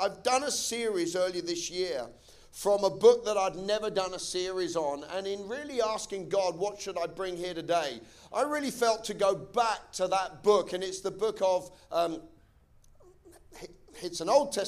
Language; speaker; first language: English; native; English